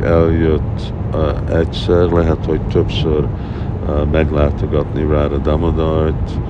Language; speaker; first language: Hungarian; early bilingual, heritage; Hungarian